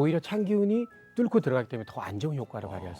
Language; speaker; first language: Korean; native; Korean